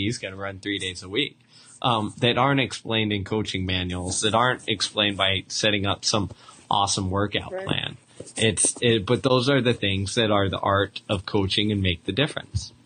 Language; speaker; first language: English; native; English